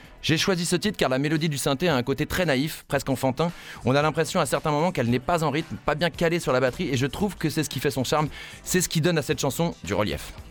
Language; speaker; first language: French; native; French